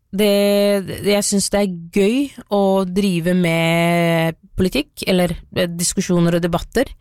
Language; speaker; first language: Norwegian; early bilingual, other home language; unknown